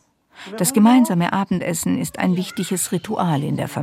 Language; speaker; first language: German; native; German